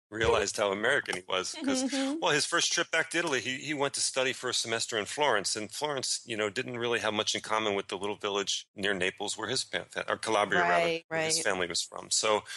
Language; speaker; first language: English; native; English